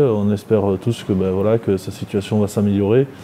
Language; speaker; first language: French; native; French